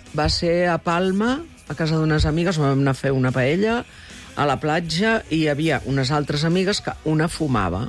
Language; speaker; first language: Catalan; early bilingual, heritage; Catalan